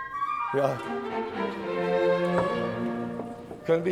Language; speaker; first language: German; non-native, fluent; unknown